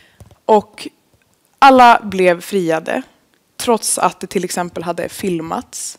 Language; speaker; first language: Swedish; native; Swedish